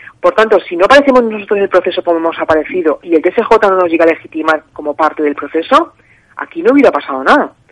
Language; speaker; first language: Spanish; native; Spanish